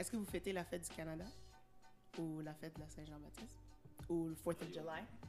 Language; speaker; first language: French; early bilingual, heritage; French